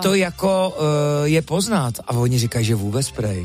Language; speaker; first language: Czech; native; Czech